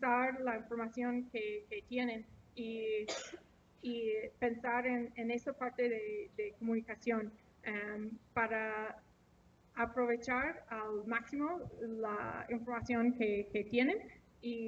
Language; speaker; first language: Spanish; non-native, fluent; English